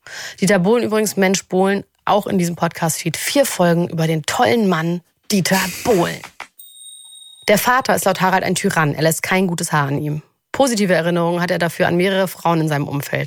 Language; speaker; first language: German; native; German